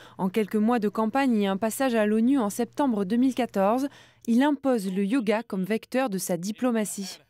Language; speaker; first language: French; native; French